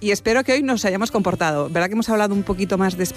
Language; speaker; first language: Spanish; native; Spanish